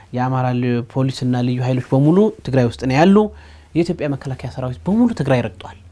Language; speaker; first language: Amharic; non-native, local second language; Tigrinya